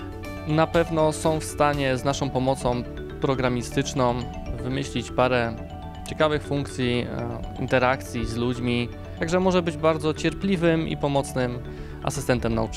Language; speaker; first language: Polish; native; Polish